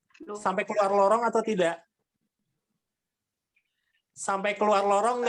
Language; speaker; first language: Indonesian; native; Indonesian